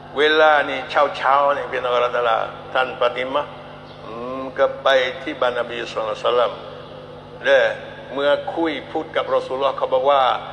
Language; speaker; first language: Thai; non-native, local second language; Malay